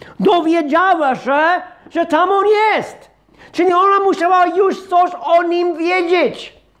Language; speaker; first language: Polish; non-native, fluent; English